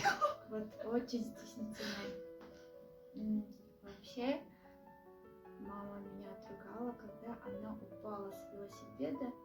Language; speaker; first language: Russian; non-native, local second language; Kazakh